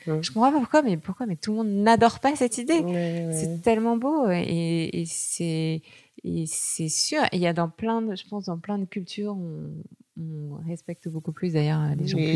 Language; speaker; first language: French; native; French